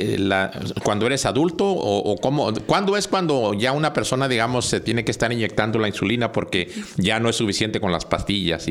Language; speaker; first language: Spanish; native; Spanish